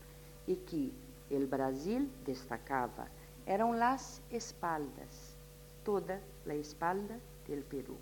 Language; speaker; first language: Spanish; non-native, fluent; Portuguese